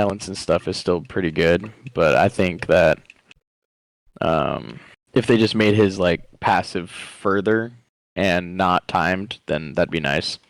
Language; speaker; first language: English; native; English